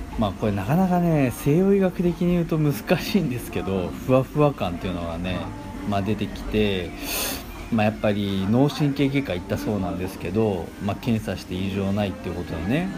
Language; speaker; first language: Japanese; native; Japanese